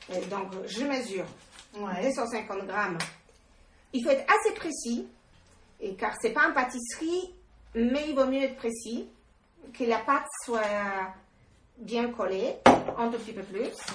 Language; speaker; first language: French; non-native, fluent; Polish